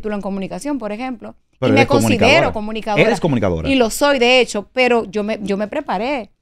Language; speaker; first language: Spanish; native; Spanish